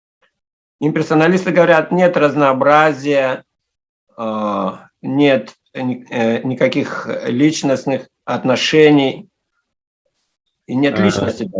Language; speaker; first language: Russian; native; Russian